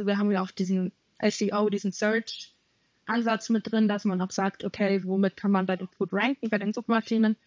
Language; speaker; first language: German; native; German